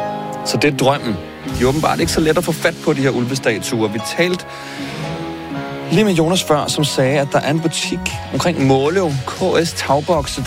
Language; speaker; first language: Danish; native; Danish